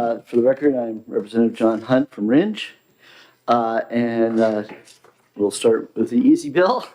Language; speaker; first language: English; native; English